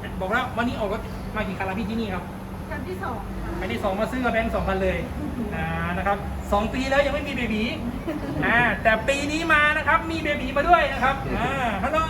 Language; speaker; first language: Thai; native; Thai